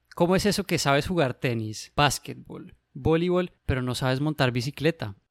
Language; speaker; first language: Spanish; native; Spanish